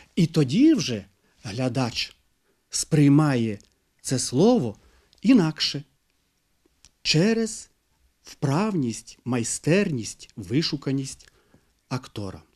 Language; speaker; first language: Ukrainian; native; Ukrainian